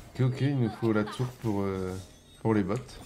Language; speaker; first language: French; native; French